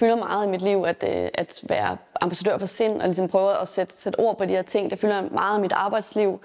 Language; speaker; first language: Danish; native; Danish